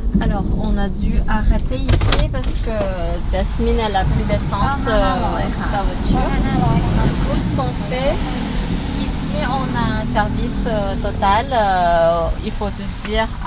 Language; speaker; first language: French; non-native, learner; Thai